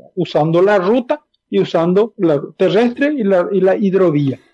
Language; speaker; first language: Spanish; native; Spanish